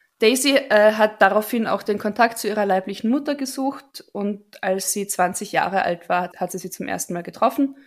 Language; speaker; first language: German; native; German